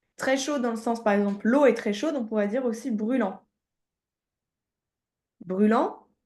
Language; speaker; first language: French; native; French